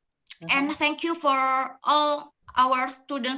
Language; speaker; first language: English; non-native, learner; Indonesian